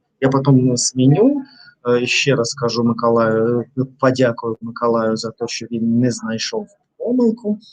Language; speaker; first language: Ukrainian; non-native, learner; Russian